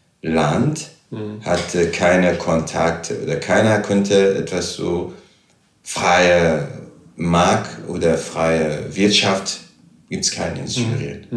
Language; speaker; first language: German; non-native, fluent; Arabic